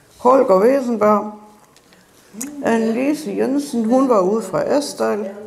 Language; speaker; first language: Danish; native; Danish